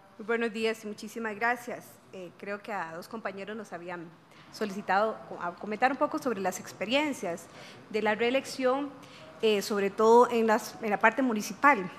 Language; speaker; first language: Spanish; native; Spanish